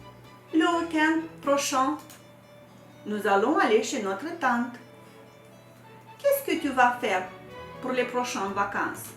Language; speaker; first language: French; non-native, fluent; Romanian